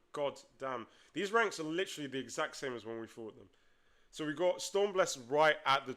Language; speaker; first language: English; native; English